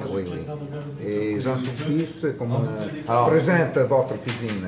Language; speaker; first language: French; non-native, fluent; Italian